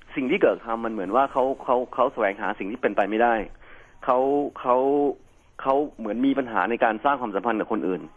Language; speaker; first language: Thai; native; Thai